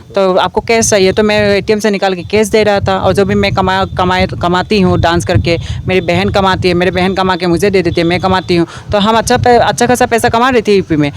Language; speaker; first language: Hindi; non-native, local second language; Assamese